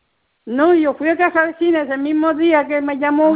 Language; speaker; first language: Spanish; native; Spanish